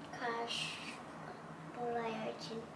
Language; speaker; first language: Turkish; early bilingual, heritage; English